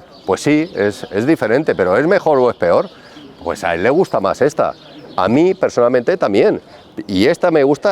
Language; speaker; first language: Spanish; native; Spanish